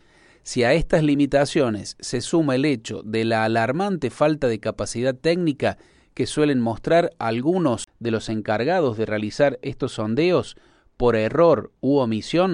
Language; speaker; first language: Spanish; native; Spanish